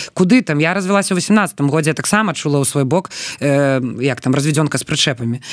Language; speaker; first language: Belarusian; non-native, local second language; Russian